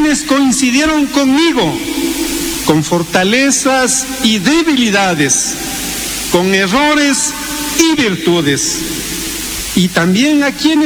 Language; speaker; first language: Spanish; native; Spanish